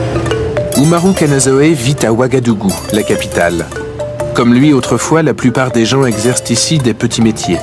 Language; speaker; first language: French; native; French